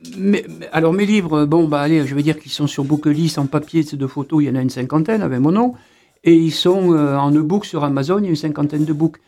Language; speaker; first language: French; native; French